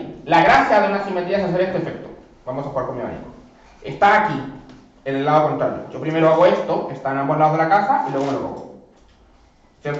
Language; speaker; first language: Spanish; native; Spanish